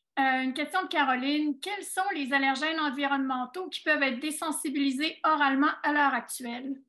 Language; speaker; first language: French; native; French